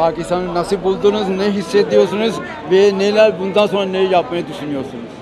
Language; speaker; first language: Turkish; non-native, fluent; Urdu